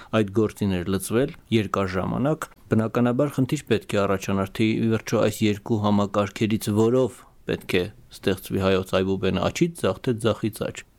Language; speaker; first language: Armenian; native; Armenian